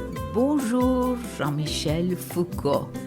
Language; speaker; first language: French; non-native, fluent; Turkish